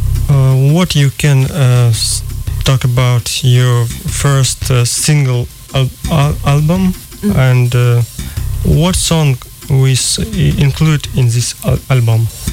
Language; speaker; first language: English; non-native, fluent; Russian